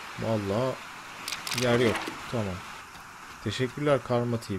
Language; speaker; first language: Turkish; native; Turkish